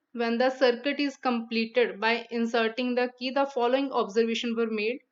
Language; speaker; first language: English; non-native, local second language; Punjabi